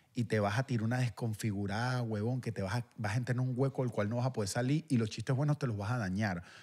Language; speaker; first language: Spanish; native; Spanish